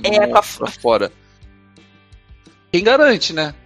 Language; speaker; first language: Portuguese; native; Portuguese